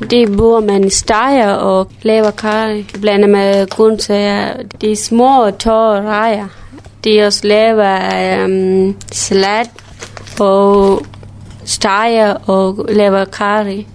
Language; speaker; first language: Danish; non-native, learner; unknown